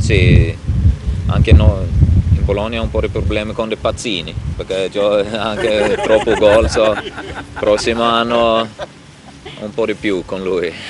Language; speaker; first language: Italian; non-native, learner; Swedish